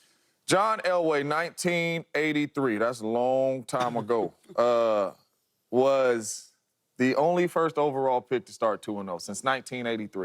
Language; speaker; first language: English; native; English